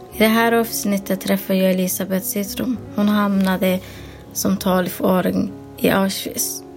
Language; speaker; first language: Swedish; early bilingual, other home language; Somali